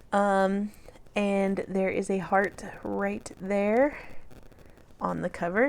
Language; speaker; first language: English; native; English